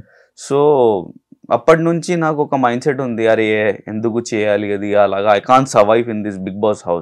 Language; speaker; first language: Telugu; non-native, learner; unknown